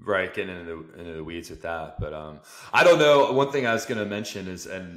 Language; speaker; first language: English; native; English